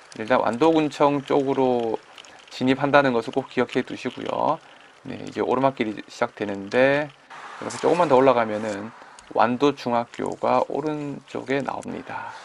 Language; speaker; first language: Korean; native; Korean